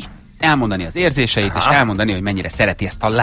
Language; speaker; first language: Hungarian; native; Hungarian